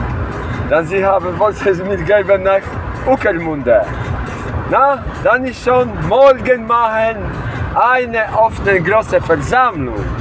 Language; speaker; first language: German; non-native, learner; Polish